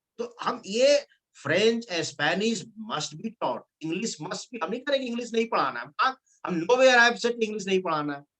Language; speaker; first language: Hindi; non-native, local second language; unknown